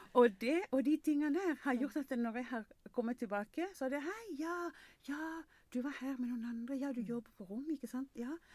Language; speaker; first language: Norwegian; non-native, fluent; Spanish